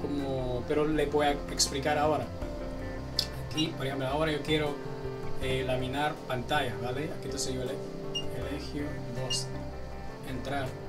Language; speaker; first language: Spanish; non-native, learner; Chinese